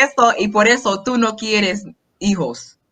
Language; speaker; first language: Spanish; non-native, fluent; English